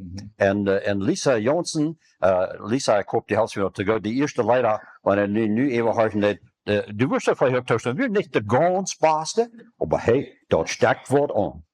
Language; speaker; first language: German; non-native, learner; Plautdietsch